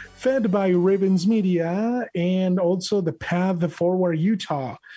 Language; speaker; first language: English; non-native, fluent; Spanish